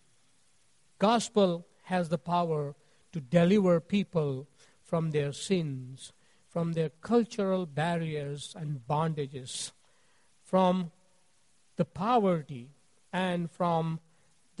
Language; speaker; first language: English; non-native, local second language; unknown